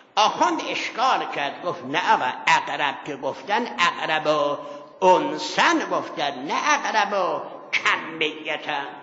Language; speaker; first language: Persian; non-native, local second language; Azerbaijani